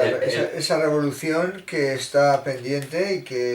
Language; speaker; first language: Spanish; native; Spanish